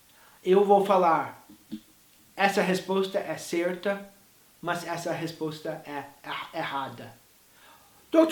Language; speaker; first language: Portuguese; non-native, fluent; English